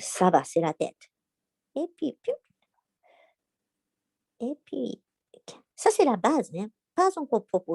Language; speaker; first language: French; non-native, learner; Japanese